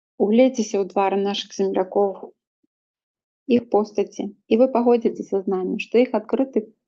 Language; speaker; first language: Belarusian; native; Belarusian